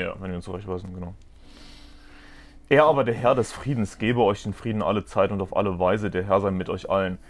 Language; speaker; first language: German; native; German